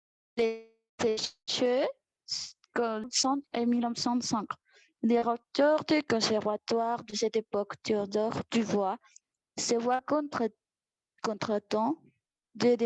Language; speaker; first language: French; non-native, learner; Spanish